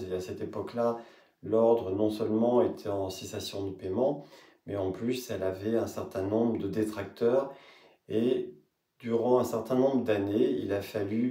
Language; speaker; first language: French; native; French